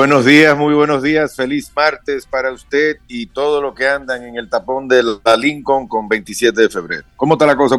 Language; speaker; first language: Spanish; native; Spanish